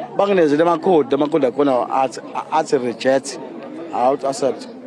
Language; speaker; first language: Zulu; native; Zulu